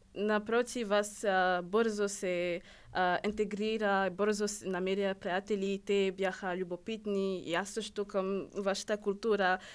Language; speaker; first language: Bulgarian; non-native, learner; Rundi